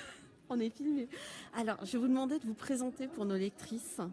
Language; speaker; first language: French; native; French